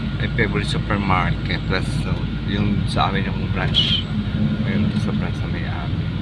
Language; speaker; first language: Filipino; native; Filipino